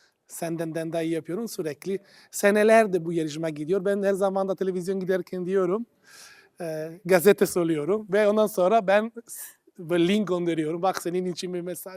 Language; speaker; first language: Turkish; non-native, fluent; Italian